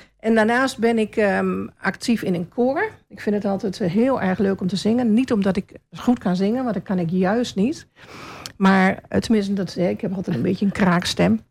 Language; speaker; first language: Dutch; native; Dutch